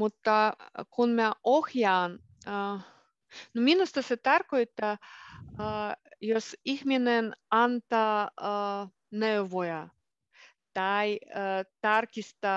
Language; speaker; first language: Finnish; non-native, learner; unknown